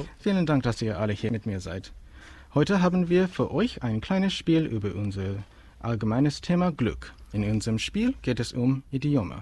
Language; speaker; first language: German; non-native, learner; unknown